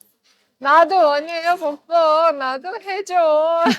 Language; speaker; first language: Korean; non-native, learner; Azerbaijani